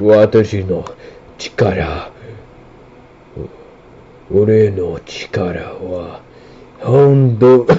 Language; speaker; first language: Japanese; non-native, learner; English